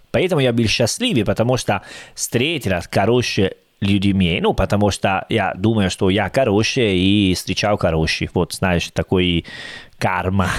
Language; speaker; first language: Russian; non-native, learner; Italian